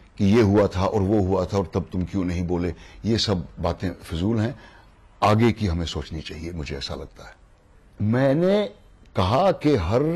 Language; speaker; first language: Hindi; native; Hindi